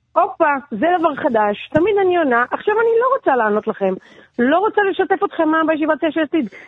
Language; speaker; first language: Hebrew; native; Hebrew